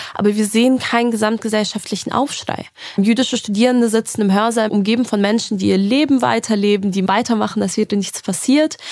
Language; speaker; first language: German; early bilingual, other home language; Russian